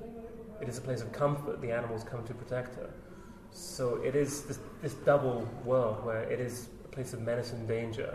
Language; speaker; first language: English; native; English